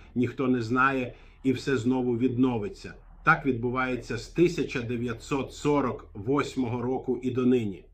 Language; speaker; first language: Ukrainian; non-native, fluent; Arabic